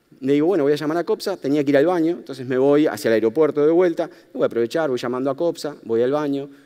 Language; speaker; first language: Spanish; native; Spanish